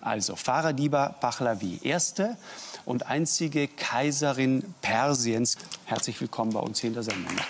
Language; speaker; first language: German; native; German